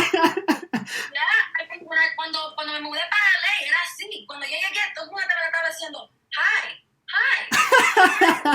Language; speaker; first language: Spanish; early bilingual, heritage; Spanish